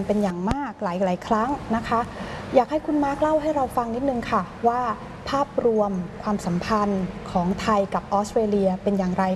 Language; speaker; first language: Thai; native; Thai